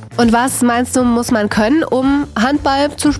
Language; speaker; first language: German; native; German